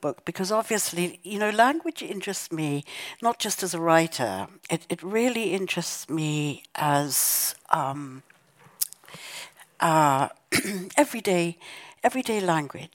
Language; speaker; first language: English; native; English